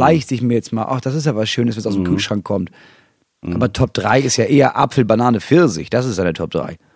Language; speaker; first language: German; native; German